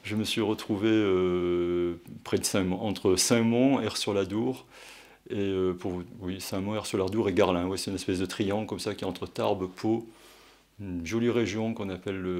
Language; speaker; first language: French; native; French